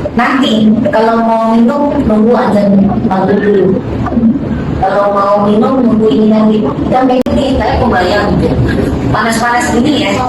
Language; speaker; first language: Indonesian; native; Indonesian